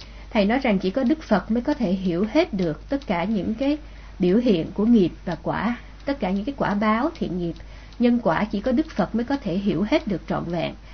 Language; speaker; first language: Vietnamese; native; Vietnamese